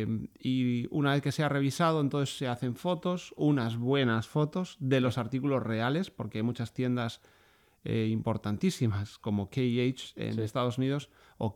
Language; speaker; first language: Spanish; native; Spanish